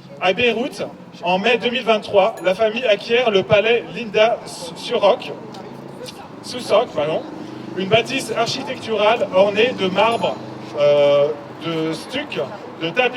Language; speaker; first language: French; native; French